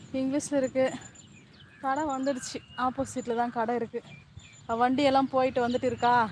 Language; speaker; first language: Tamil; native; Tamil